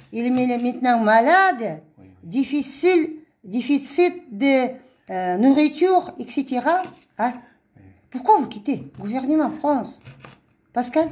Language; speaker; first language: French; non-native, learner; Russian